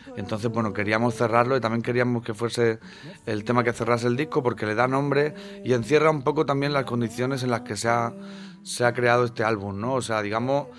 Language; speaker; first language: Spanish; native; Spanish